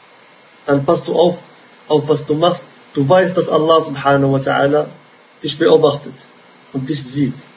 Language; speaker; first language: German; non-native, fluent; Arabic